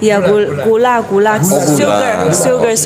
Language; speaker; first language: Indonesian; non-native, learner; Chinese